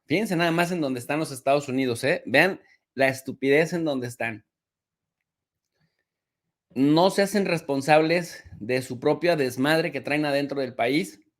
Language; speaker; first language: Spanish; native; Spanish